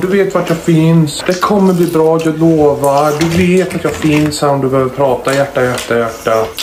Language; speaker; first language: Swedish; non-native, fluent; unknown